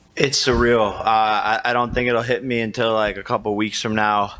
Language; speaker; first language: English; native; English